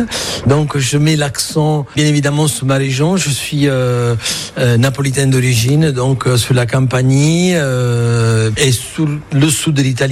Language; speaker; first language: French; non-native, fluent; Italian